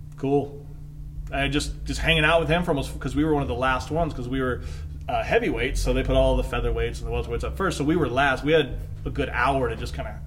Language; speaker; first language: English; native; English